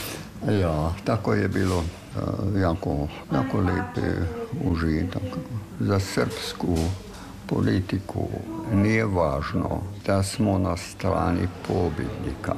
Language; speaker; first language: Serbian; non-native, fluent; German